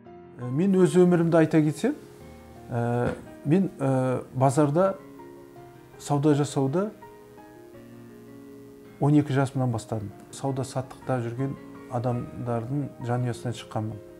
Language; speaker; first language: Kazakh; native; Kazakh